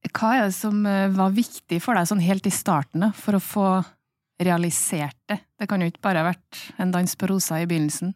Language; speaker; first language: Norwegian; native; Norwegian